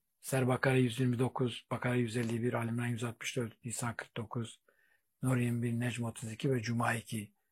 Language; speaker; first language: Turkish; native; Turkish